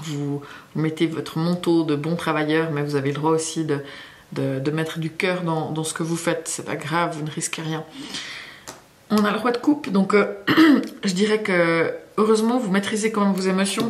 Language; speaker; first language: French; native; French